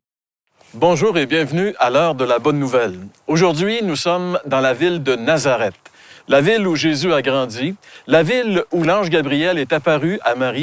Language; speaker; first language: French; native; French